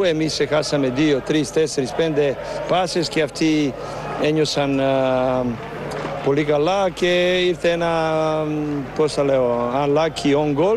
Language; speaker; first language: Greek; non-native, fluent; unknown